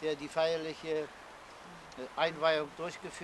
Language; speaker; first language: German; native; German